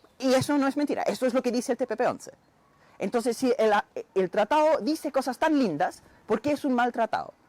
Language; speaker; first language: Spanish; non-native, fluent; English